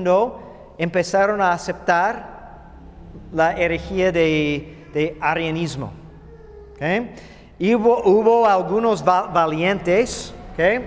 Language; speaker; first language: Spanish; non-native, fluent; English